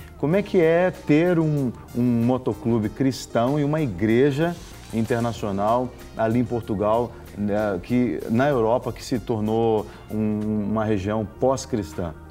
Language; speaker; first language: Portuguese; native; Portuguese